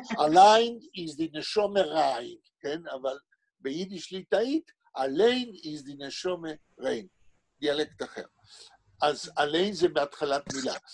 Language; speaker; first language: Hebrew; native; Hebrew